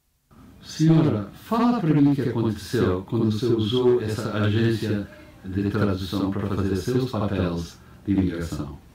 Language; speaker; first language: Portuguese; non-native, fluent; English